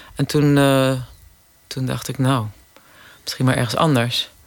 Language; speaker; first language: Dutch; native; Dutch